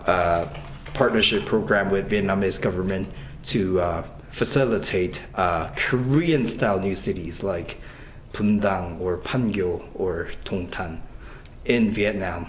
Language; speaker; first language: English; non-native, fluent; Korean